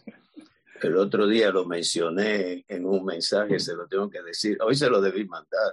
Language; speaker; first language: Spanish; native; Spanish